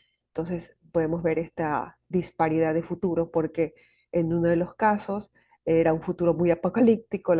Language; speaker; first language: Spanish; native; Spanish